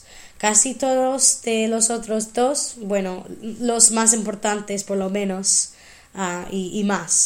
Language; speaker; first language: Spanish; non-native, fluent; English